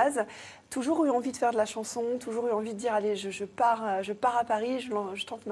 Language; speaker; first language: French; native; French